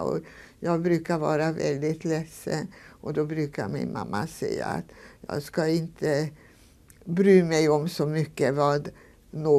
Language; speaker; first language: Swedish; non-native, fluent; Hungarian